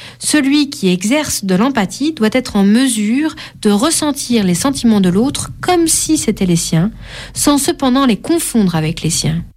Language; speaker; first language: French; native; French